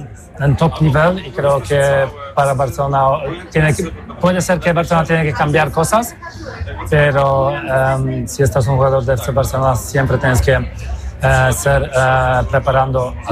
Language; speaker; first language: Spanish; non-native, fluent; Polish